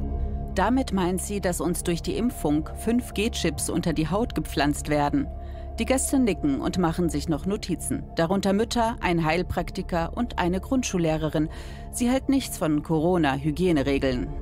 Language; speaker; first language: German; native; German